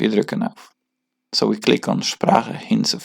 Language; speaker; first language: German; non-native, learner; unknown